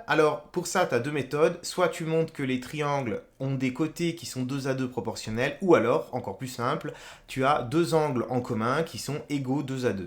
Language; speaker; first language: French; native; French